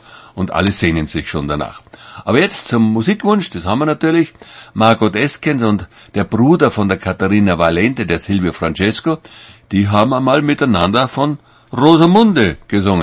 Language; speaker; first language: German; native; German